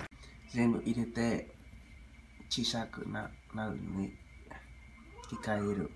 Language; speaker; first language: Japanese; non-native, learner; Vietnamese